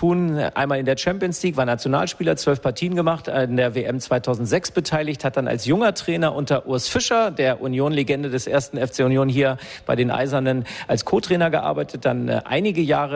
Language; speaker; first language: German; native; German